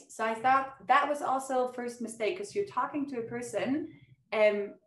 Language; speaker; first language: English; non-native, fluent; German